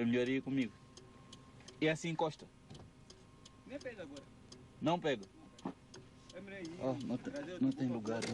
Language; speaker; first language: Portuguese; native; Portuguese